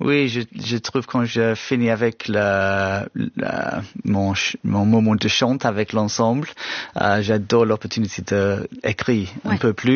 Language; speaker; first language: French; non-native, fluent; English